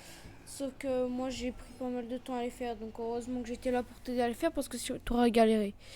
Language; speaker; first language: French; native; French